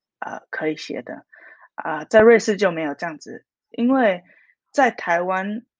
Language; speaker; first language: Chinese; early bilingual, heritage; Min Nan Chinese